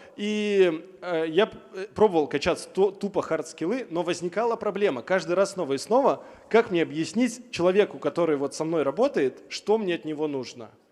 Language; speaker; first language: Russian; native; Russian